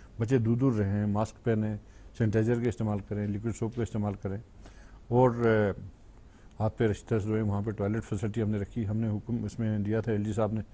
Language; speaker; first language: Urdu; non-native, local second language; Kashmiri